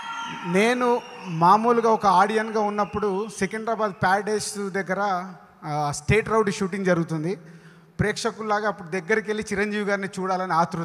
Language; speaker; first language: Telugu; native; Telugu